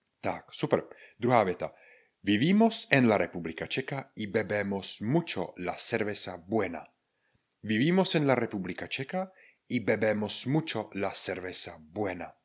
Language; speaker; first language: Spanish; non-native, fluent; Czech